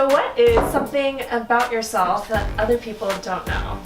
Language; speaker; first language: English; native; English